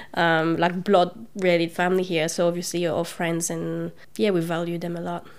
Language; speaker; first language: English; non-native, fluent; French